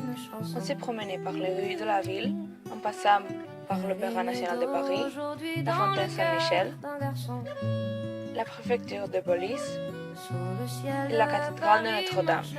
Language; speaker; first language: French; non-native, learner; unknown